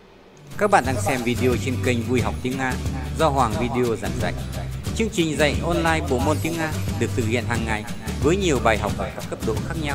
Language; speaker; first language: Vietnamese; native; Vietnamese